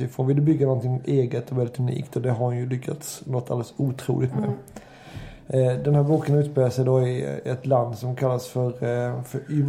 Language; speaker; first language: Swedish; native; Swedish